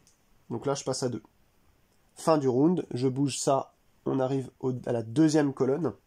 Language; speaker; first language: French; native; French